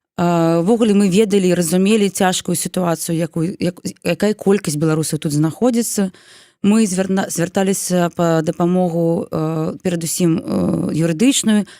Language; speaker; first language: Belarusian; non-native, local second language; Russian